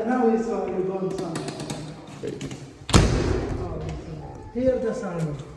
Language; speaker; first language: English; non-native, learner; Arabic